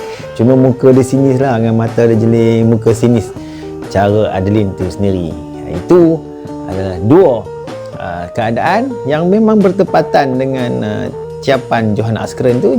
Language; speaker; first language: Malay; native; Malay